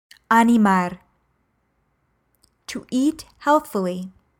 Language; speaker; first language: English; native; English